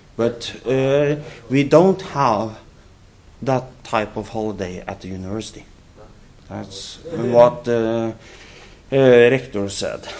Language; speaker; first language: English; non-native, fluent; Norwegian